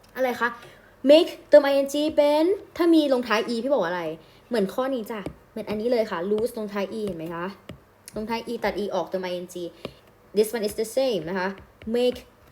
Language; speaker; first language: Thai; native; Thai